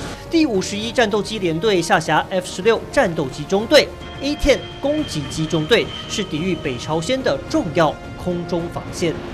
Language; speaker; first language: Chinese; native; Chinese